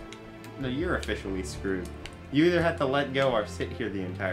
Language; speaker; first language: English; native; English